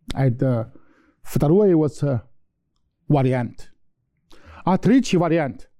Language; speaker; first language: Russian; non-native, learner; Chinese